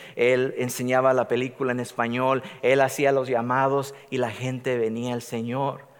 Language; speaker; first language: Spanish; native; Spanish